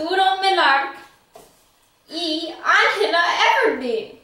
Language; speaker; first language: Spanish; non-native, learner; English